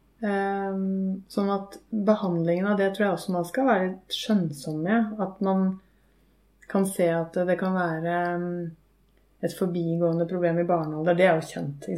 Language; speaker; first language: Norwegian; native; Norwegian